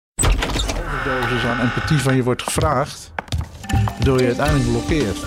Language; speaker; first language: Dutch; native; Dutch